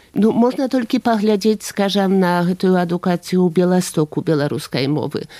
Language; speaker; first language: Belarusian; native; Belarusian